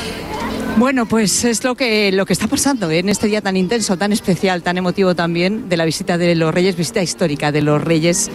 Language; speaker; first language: Spanish; native; Spanish